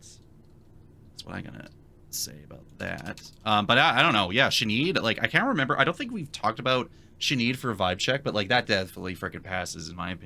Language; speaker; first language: English; native; English